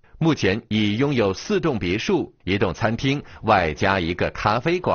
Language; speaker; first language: Chinese; native; Chinese